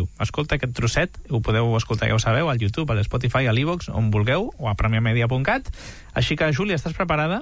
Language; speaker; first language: Catalan; native; Catalan